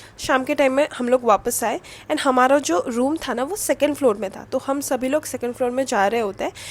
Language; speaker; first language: Hindi; non-native, local second language; Bangla